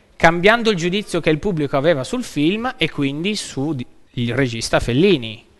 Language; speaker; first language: Italian; native; Italian